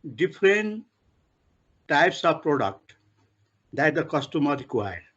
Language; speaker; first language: English; non-native, local second language; Nepali